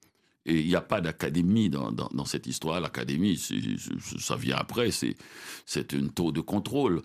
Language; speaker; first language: French; non-native, local second language; Haitian Creole